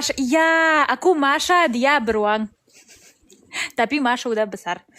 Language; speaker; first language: Indonesian; non-native, learner; Russian